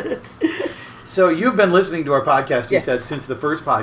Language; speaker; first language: English; native; English